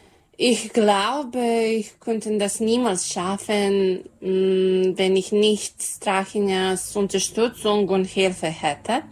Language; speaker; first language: German; non-native, learner; Serbian